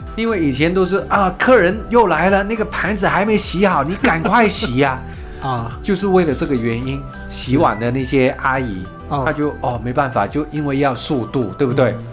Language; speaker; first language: Chinese; non-native, fluent; Cantonese